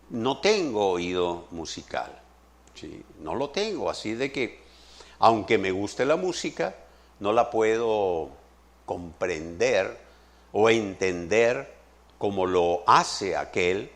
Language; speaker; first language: Spanish; native; Spanish